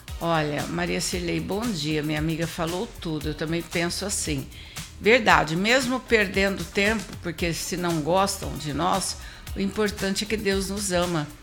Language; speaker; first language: Portuguese; native; Portuguese